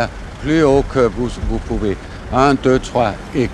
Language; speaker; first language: French; non-native, fluent; Danish